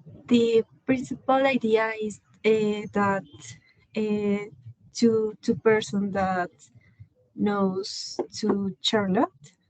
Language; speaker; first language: English; non-native, learner; Spanish